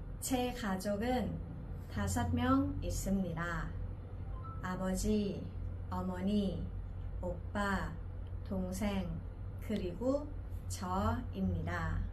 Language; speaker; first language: Korean; non-native, learner; Thai